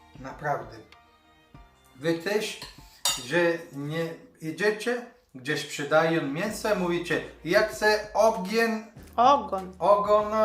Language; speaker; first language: Polish; non-native, learner; Italian